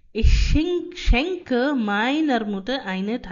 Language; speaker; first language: German; non-native, fluent; Hindi